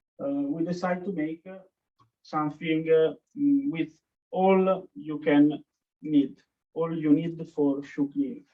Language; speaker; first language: English; non-native, learner; Italian